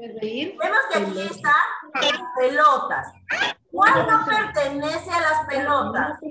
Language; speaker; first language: Spanish; native; Spanish